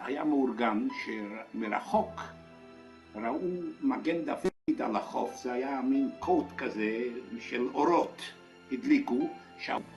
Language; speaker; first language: Hebrew; non-native, fluent; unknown